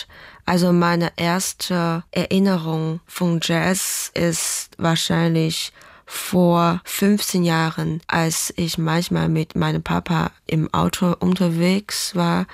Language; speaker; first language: German; non-native, learner; Chinese